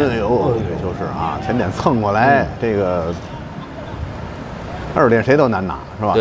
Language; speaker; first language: Chinese; native; Chinese